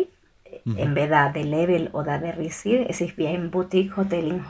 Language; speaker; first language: German; non-native, fluent; Spanish